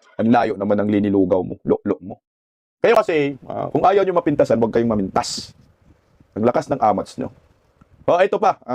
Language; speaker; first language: Filipino; non-native, local second language; Cebuano